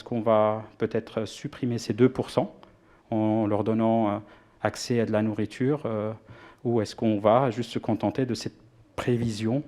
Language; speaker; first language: French; non-native, local second language; Arabic